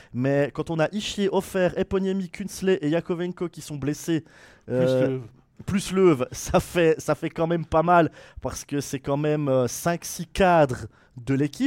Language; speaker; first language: French; native; French